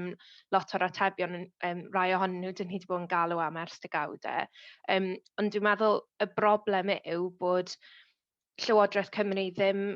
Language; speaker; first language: Welsh; native; Welsh